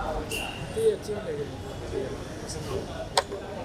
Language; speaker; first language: Hindi; native; Hindi